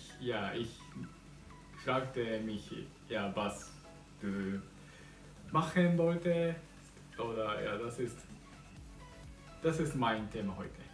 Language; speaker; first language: German; non-native, learner; Japanese